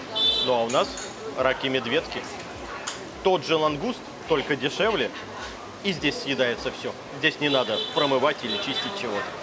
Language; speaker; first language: Russian; native; Russian